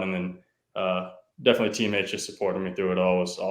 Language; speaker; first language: English; native; English